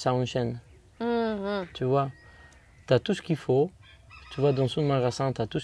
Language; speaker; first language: French; non-native, fluent; Spanish